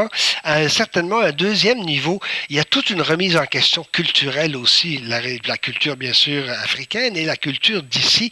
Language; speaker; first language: French; native; French